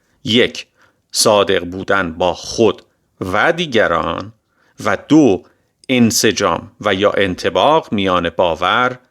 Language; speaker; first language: Persian; native; Persian